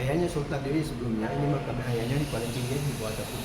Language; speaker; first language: Indonesian; native; Indonesian